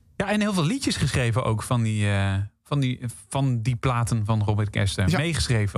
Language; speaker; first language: Dutch; native; Dutch